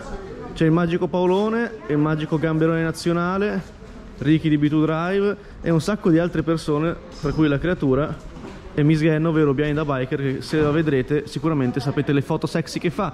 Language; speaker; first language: Italian; native; Italian